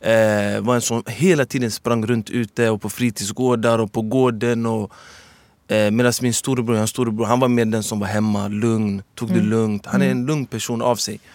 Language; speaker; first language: Swedish; early bilingual, other home language; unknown